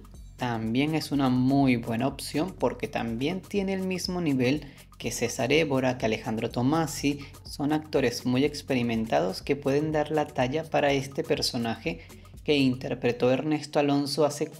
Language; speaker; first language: Spanish; native; Spanish